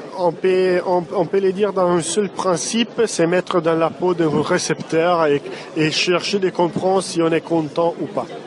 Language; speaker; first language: French; non-native, fluent; Italian